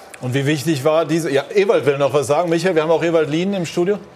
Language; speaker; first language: German; native; German